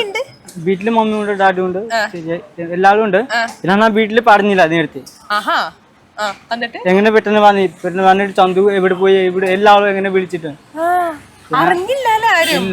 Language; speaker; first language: Malayalam; non-native, local second language; Odia